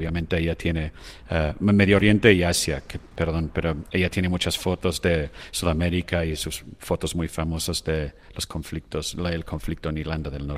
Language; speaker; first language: Spanish; non-native, fluent; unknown